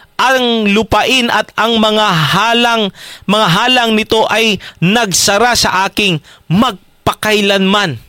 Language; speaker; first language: Filipino; native; Filipino